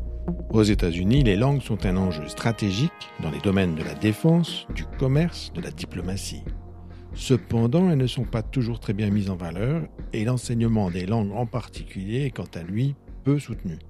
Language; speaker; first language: French; native; French